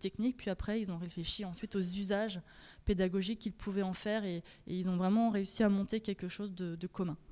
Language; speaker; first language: French; native; French